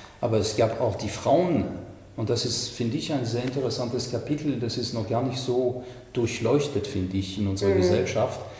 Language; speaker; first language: German; non-native, fluent; French